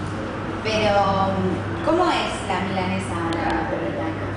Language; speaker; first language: Spanish; non-native, learner; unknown